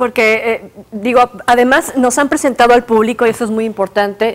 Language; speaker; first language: Spanish; native; Spanish